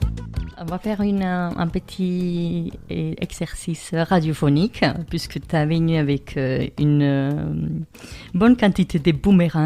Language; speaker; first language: French; non-native, fluent; Spanish